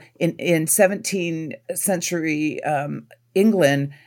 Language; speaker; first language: English; native; English